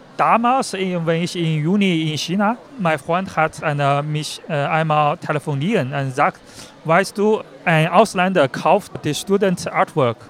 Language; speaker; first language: German; non-native, learner; Chinese